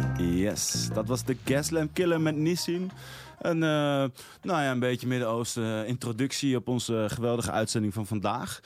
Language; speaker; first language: Dutch; native; Dutch